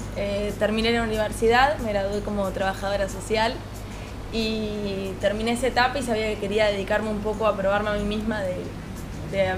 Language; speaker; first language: Spanish; native; Spanish